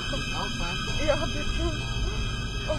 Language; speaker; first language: German; native; German